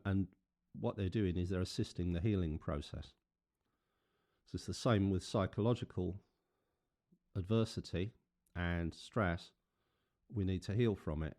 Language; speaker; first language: English; native; English